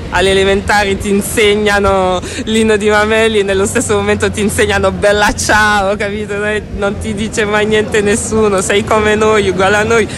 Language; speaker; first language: Italian; early bilingual, other home language; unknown